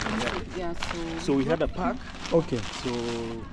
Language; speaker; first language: English; non-native, local second language; Luo (Kenya and Tanzania)